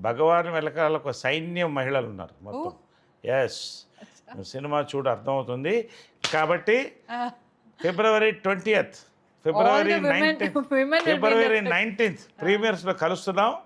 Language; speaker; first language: Telugu; native; Telugu